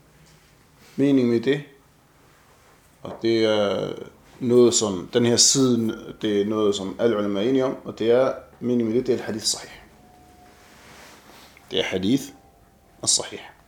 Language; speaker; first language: Danish; non-native, fluent; Arabic